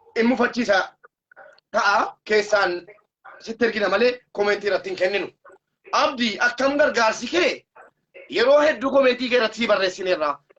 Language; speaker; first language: Oromo; native; Oromo